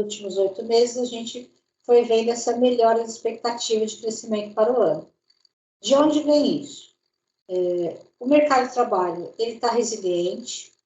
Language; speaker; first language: Portuguese; native; Portuguese